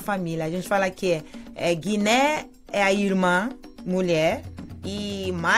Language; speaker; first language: Portuguese; non-native, fluent; Mandingo